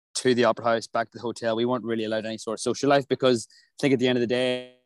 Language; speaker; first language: English; native; English